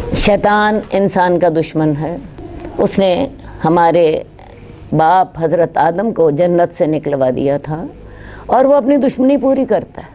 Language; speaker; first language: Urdu; non-native, local second language; Punjabi